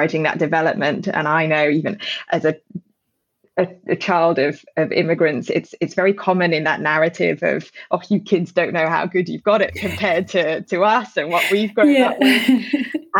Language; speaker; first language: English; native; English